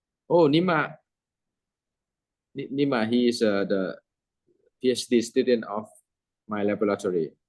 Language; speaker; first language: English; non-native, fluent; Thai